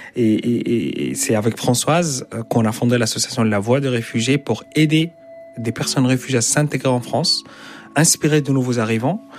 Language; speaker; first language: French; non-native, fluent; Arabic